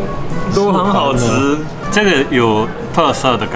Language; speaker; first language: Chinese; non-native, fluent; Japanese